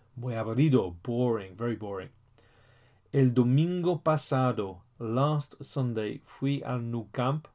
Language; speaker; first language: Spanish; non-native, fluent; English